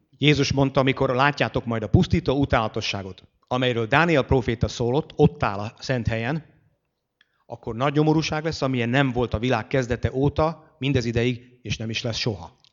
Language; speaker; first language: Hungarian; native; Hungarian